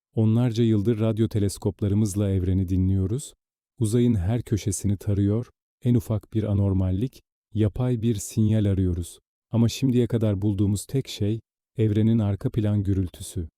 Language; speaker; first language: Turkish; native; Turkish